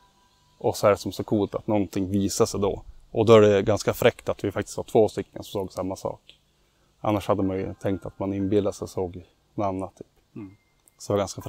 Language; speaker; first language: Swedish; native; Swedish